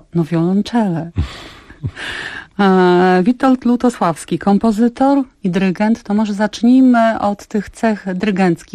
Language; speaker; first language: Polish; native; Polish